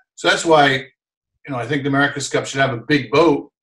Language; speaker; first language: English; native; English